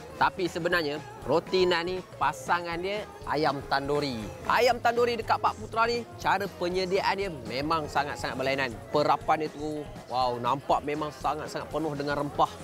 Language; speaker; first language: Malay; native; Malay